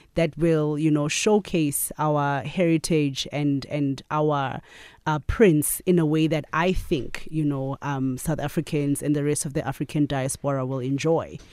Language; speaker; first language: English; non-native, local second language; Zulu